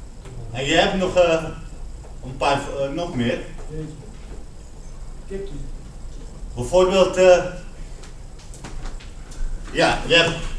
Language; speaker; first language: Dutch; non-native, fluent; Spanish